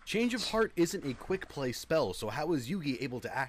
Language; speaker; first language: English; native; English